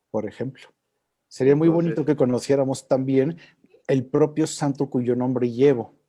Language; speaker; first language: Spanish; native; Spanish